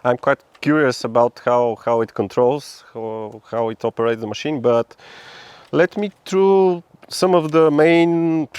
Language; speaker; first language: English; non-native, fluent; Bulgarian